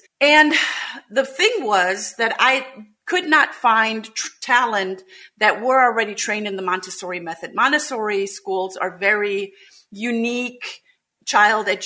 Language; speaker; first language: English; non-native, fluent; German